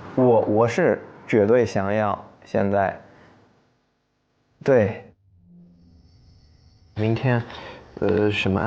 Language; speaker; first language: Chinese; non-native, fluent; English